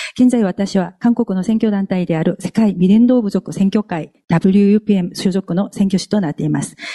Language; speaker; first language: Japanese; non-native, fluent; Korean